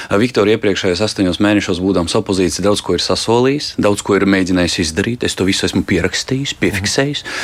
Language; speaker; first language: Latvian; non-native, local second language; Russian